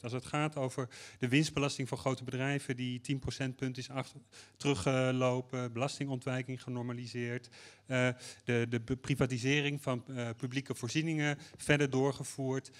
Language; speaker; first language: Dutch; native; Dutch